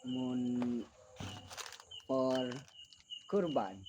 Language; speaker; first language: English; non-native, learner; Indonesian